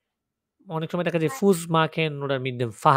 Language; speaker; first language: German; non-native, learner; Bangla